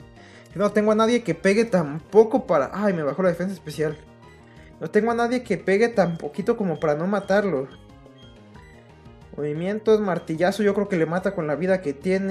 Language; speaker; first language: Spanish; native; Spanish